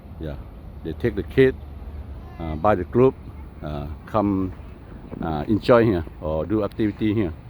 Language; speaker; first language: English; non-native, learner; Lao